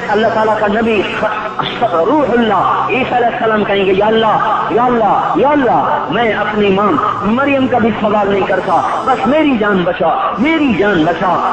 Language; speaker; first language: Urdu; non-native, local second language; Punjabi